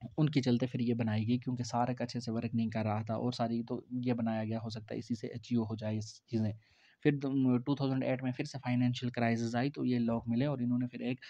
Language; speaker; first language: Hindi; non-native, local second language; Kashmiri